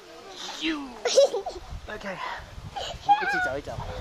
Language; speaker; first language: Chinese; non-native, learner; English